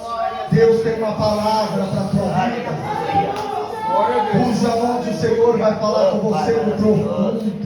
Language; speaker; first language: Portuguese; native; Portuguese